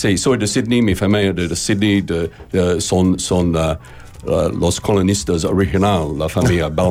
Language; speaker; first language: Spanish; non-native, learner; English